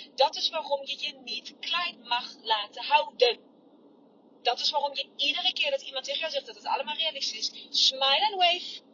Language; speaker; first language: Dutch; non-native, fluent; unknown